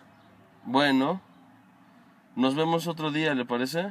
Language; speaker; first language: Spanish; native; Spanish